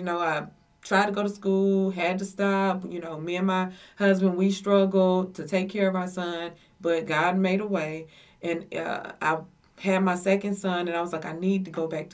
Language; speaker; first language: English; native; English